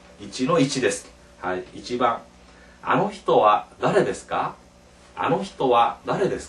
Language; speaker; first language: Japanese; non-native, fluent; Korean